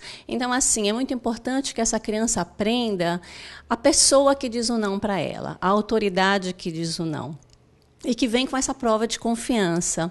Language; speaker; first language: Portuguese; native; Portuguese